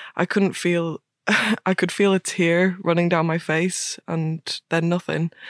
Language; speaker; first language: English; native; English